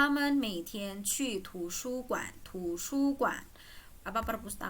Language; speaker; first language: Chinese; non-native, fluent; Indonesian